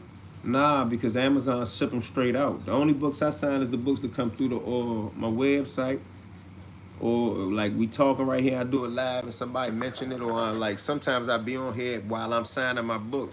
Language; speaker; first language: English; native; English